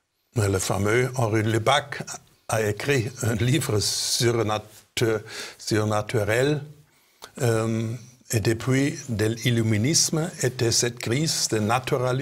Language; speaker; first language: French; non-native, fluent; German